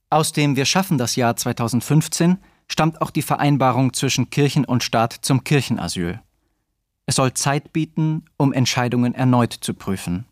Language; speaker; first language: German; native; German